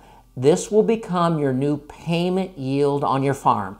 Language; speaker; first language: English; native; English